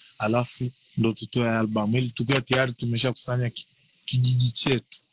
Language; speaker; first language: Swahili; native; Swahili